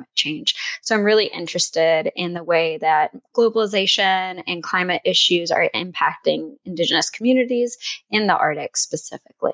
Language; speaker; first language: English; native; English